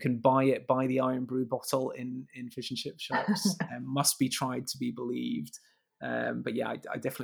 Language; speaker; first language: English; native; English